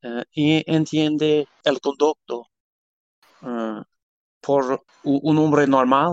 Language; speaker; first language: Spanish; non-native, learner; English